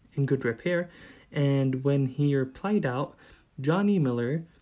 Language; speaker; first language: English; non-native, fluent; Arabic